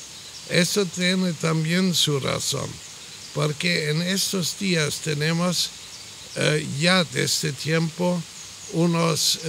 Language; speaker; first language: Spanish; non-native, fluent; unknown